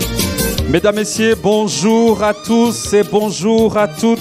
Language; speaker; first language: French; non-native, fluent; Swahili